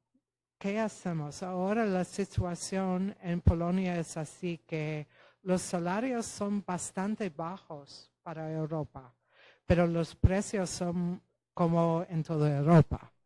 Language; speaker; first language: Spanish; non-native, fluent; Polish